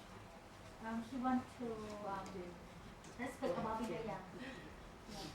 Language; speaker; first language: English; non-native, learner; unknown